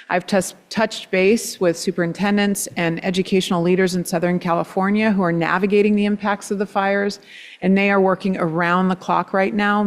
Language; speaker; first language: English; native; English